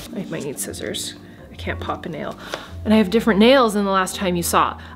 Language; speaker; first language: English; native; English